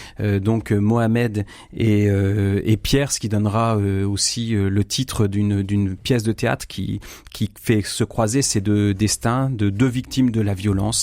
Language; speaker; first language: French; native; French